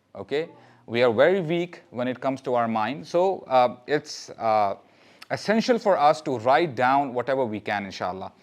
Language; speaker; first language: English; non-native, local second language; Urdu